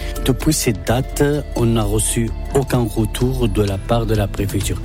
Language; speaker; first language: French; non-native, local second language; Arabic